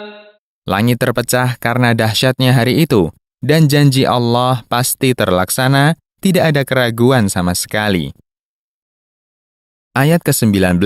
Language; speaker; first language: Indonesian; native; Indonesian